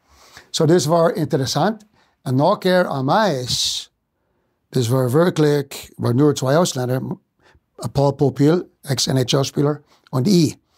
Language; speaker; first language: German; non-native, fluent; English